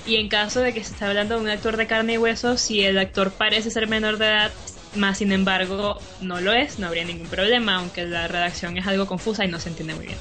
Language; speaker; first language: Spanish; native; Spanish